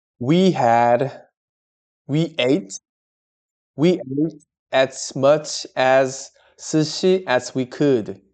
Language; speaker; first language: English; non-native, learner; Korean